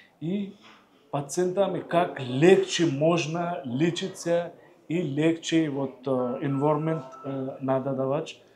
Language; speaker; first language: Russian; non-native, learner; Hindi